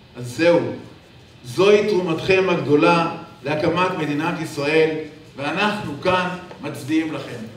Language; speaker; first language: Hebrew; native; Hebrew